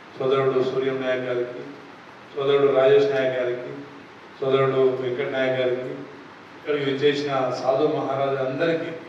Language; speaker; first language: Telugu; non-native, local second language; Lambadi